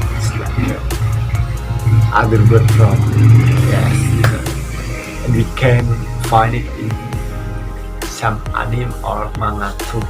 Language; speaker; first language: English; non-native, learner; Indonesian